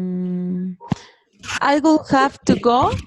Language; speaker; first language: English; non-native, learner; Spanish